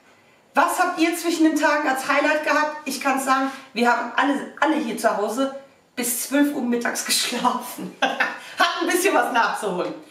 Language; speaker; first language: German; native; German